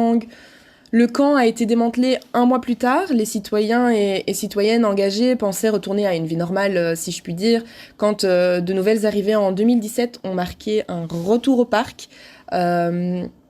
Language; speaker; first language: French; native; French